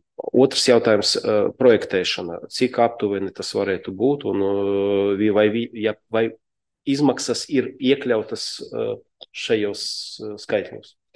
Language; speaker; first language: Latvian; non-native, local second language; Russian